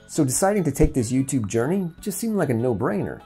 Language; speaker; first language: English; native; English